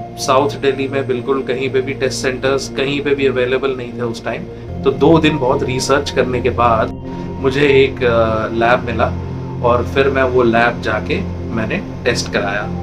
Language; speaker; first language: Hindi; non-native, local second language; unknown